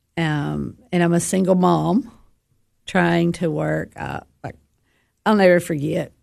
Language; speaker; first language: English; native; English